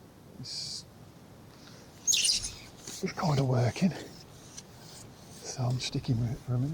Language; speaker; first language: English; native; English